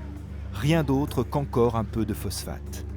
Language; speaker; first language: French; native; French